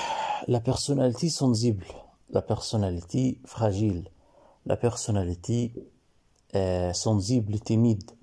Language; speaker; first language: French; non-native, learner; Arabic